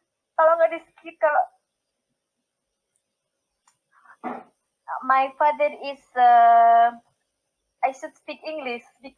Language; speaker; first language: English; non-native, learner; Indonesian